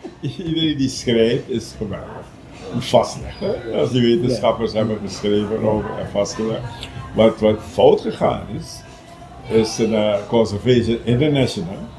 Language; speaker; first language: Dutch; native; Dutch